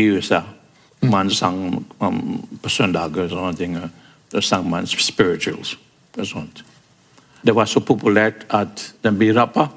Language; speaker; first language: Norwegian; non-native, fluent; English